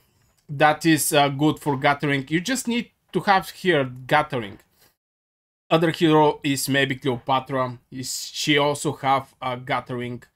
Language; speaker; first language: English; non-native, fluent; Bulgarian